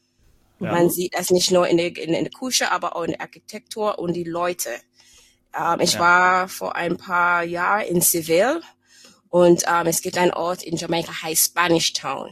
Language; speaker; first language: German; non-native, fluent; English